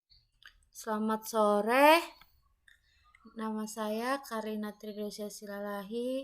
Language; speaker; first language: Indonesian; native; Indonesian